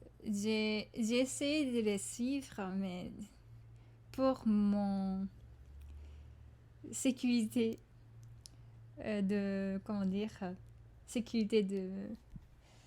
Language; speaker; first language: French; non-native, fluent; Japanese